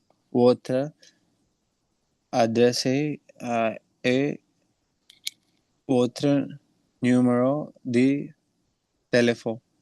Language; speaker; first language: French; non-native, learner; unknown